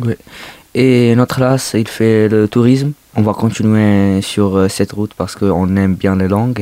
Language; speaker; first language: French; non-native, learner; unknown